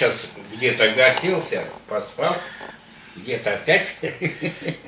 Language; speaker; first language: Russian; native; Russian